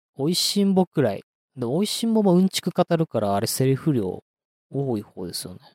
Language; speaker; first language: Japanese; native; Japanese